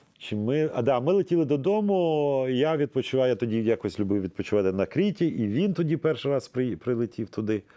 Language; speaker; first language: Ukrainian; non-native, local second language; Russian